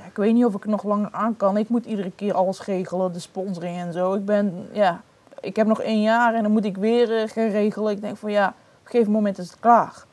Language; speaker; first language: Dutch; early bilingual, other home language; Turkish